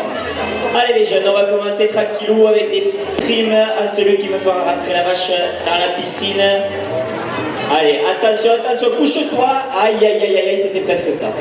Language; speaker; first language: French; native; French